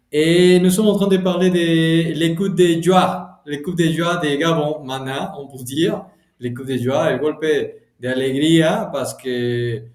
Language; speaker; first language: French; non-native, fluent; Spanish